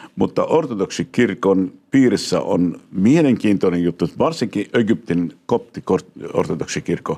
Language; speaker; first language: Finnish; non-native, fluent; Arabic